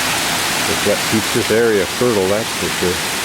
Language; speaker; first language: English; native; English